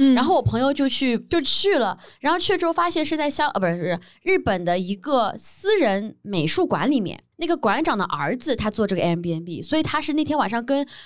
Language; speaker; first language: Chinese; native; Chinese